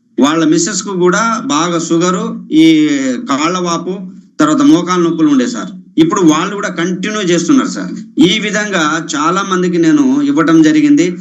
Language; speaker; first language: Telugu; non-native, local second language; Lambadi